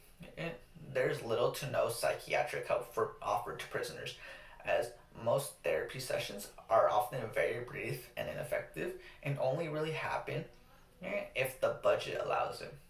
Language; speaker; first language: English; native; English